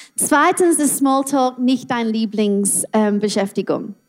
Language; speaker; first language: German; non-native, learner; English